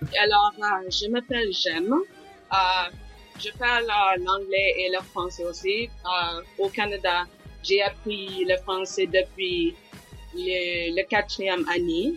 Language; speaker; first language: French; non-native, local second language; English